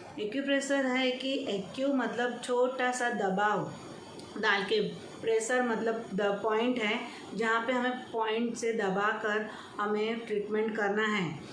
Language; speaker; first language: Hindi; non-native, local second language; Gujarati